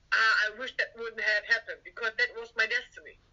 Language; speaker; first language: English; non-native, fluent; German